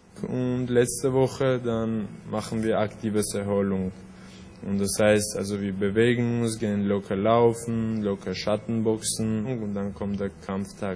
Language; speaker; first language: German; early bilingual, other home language; Armenian